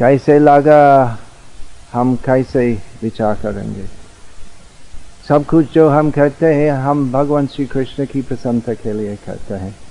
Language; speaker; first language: Hindi; non-native, learner; English